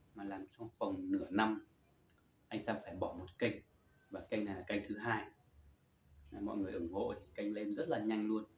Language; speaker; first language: Vietnamese; non-native, local second language; Hmong